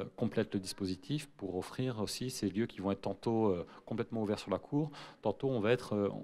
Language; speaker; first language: French; native; French